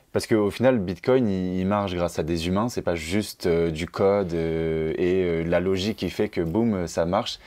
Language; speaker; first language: French; native; French